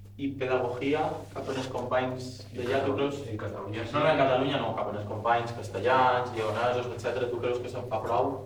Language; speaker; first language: Catalan; native; Catalan